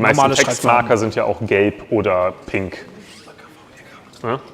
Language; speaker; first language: German; native; German